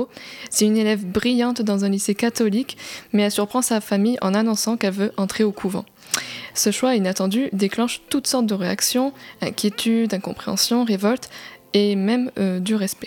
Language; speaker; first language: French; native; French